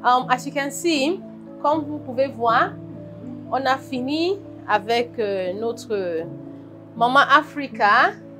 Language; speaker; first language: French; non-native, learner; English